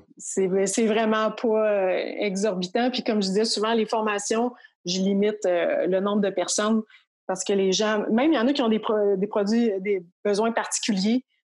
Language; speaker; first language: French; native; French